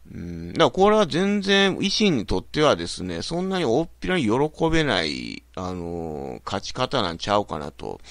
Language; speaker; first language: Japanese; native; Japanese